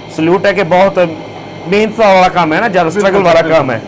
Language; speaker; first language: Hindi; non-native, local second language; Punjabi